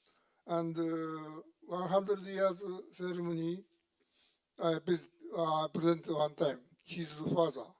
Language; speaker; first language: English; non-native, learner; Japanese